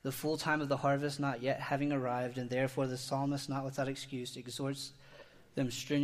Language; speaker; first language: English; native; English